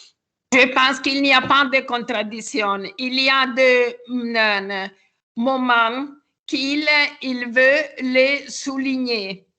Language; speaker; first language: French; non-native, learner; Italian